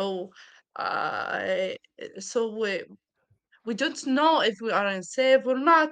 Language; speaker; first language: English; non-native, learner; Arabic